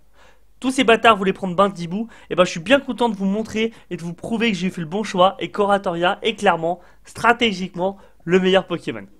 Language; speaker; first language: French; native; French